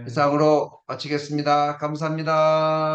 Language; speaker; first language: Korean; native; Korean